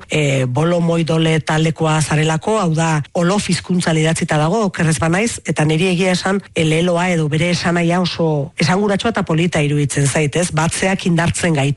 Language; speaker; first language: Basque; native; Basque